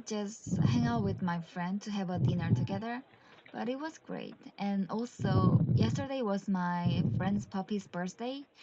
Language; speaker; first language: English; non-native, learner; Korean